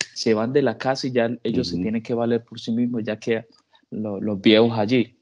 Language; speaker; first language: Spanish; native; Spanish